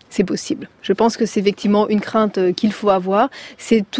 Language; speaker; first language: French; native; French